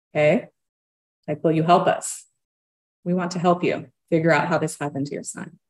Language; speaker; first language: English; early bilingual, other home language; Portuguese